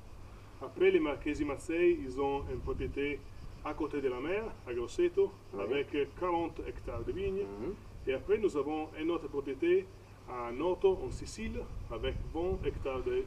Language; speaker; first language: French; non-native, fluent; Italian